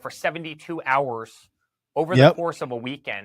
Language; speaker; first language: English; native; English